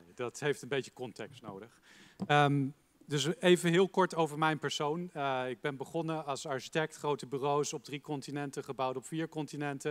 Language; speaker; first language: Dutch; native; Dutch